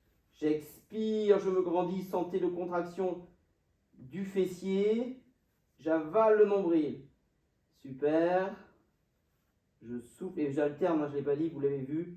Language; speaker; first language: French; native; French